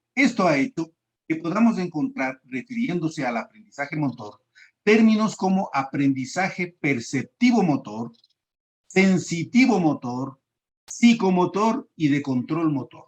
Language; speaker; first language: Spanish; native; Spanish